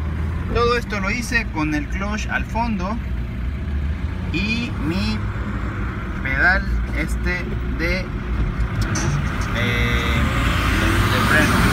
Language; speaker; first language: Spanish; native; Spanish